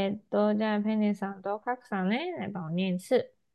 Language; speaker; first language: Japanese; non-native, fluent; Chinese